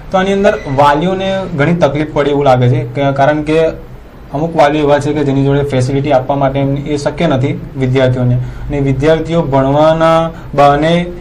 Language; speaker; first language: Gujarati; native; Gujarati